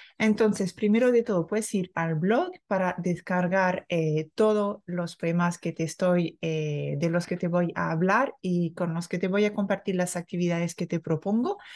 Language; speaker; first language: Spanish; non-native, fluent; French